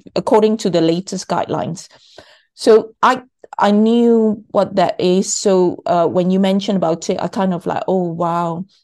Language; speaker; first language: English; non-native, local second language; Cantonese